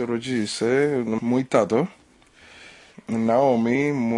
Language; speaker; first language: Polish; non-native, learner; Spanish